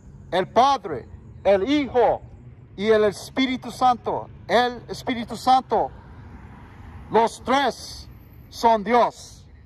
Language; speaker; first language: Spanish; non-native, learner; English